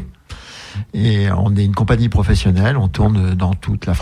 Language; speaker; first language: French; native; French